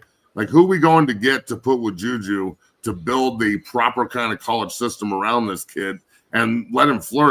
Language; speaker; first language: English; native; English